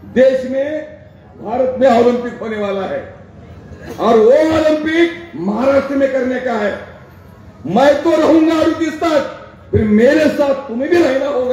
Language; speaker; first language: Hindi; non-native, local second language; Marathi